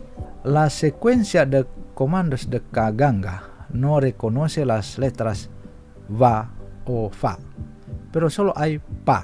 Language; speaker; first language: Spanish; non-native, fluent; Indonesian